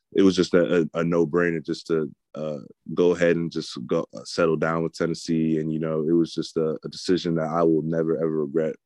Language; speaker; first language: English; native; English